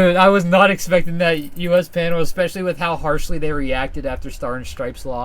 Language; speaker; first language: English; native; English